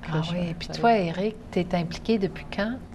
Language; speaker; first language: French; native; French